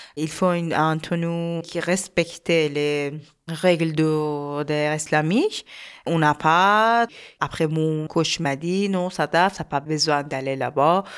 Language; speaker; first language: French; non-native, learner; Persian